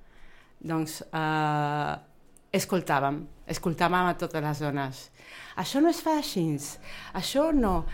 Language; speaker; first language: Catalan; non-native, fluent; Spanish